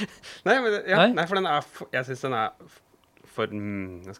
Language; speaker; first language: Norwegian; native; Norwegian